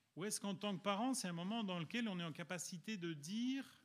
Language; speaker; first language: French; early bilingual, other home language; Italian